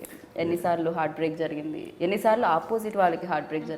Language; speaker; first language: Telugu; native; Telugu